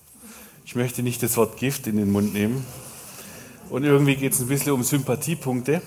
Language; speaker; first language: German; native; German